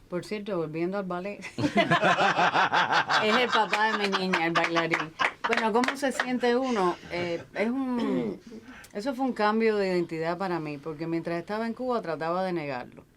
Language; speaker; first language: Spanish; native; Spanish